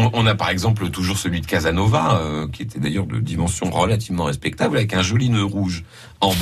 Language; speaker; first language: French; native; French